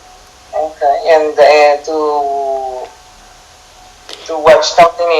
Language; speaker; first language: English; non-native, fluent; Spanish